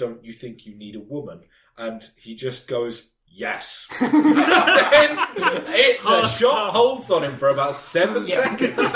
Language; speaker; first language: English; native; English